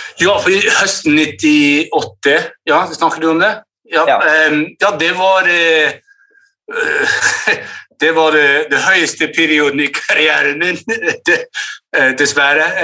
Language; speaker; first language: Norwegian; early bilingual, heritage; English